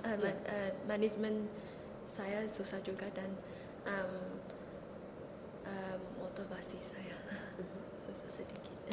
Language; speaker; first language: Indonesian; early bilingual, heritage; Indonesian